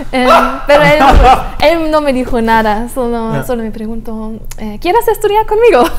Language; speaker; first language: Spanish; non-native, fluent; German